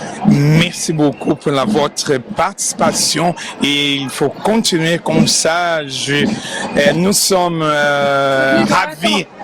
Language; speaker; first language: French; non-native, learner; Portuguese